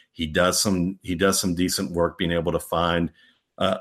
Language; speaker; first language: English; native; English